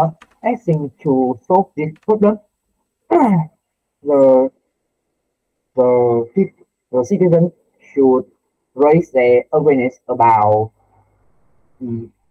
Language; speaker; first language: English; non-native, learner; Vietnamese